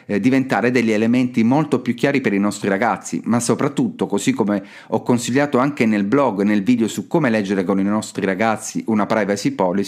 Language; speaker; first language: Italian; native; Italian